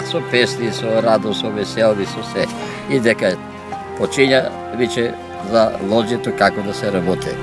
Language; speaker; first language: Macedonian; native; Macedonian